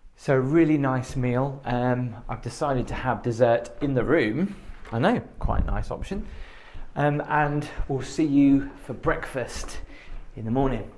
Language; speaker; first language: English; native; English